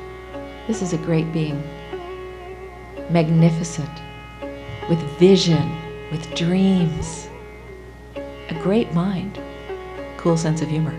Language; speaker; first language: English; native; English